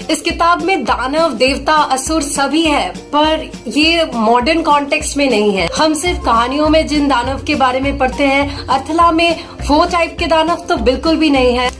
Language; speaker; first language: Hindi; non-native, local second language; Bangla